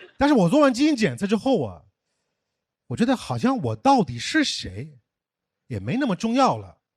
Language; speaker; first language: Chinese; non-native, fluent; English